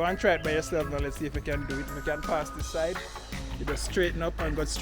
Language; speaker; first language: English; native; English